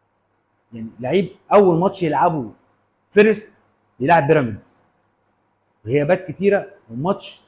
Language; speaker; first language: Arabic; native; Arabic